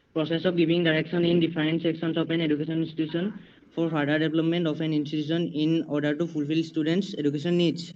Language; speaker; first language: English; non-native, local second language; Assamese